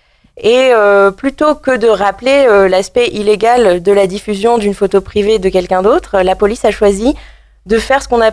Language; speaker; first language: French; native; French